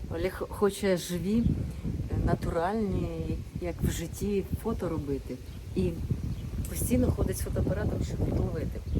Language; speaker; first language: Ukrainian; native; Ukrainian